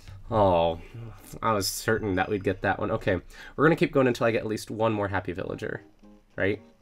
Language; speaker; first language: English; native; English